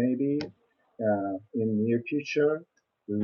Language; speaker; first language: English; non-native, learner; Korean